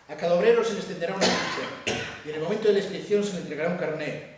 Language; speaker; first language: Spanish; native; Spanish